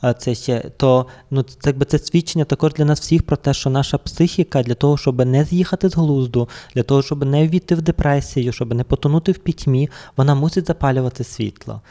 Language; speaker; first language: Ukrainian; native; Ukrainian